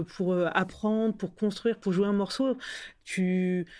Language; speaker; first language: French; native; French